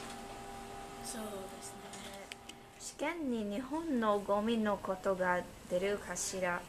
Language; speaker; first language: Japanese; non-native, learner; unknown